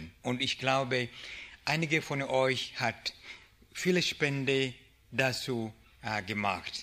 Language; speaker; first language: German; non-native, learner; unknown